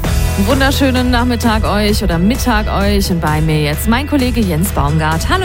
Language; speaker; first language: German; native; German